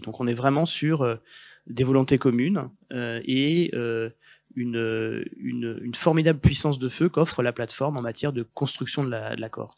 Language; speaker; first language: French; native; French